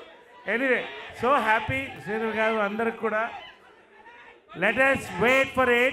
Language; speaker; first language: Telugu; native; Telugu